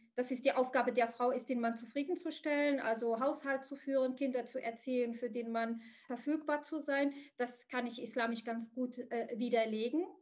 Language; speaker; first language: German; early bilingual, other home language; Arabic